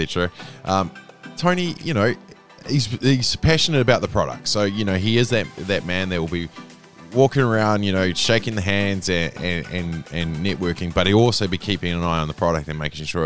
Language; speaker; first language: English; native; English